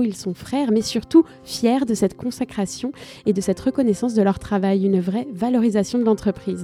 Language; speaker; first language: French; native; French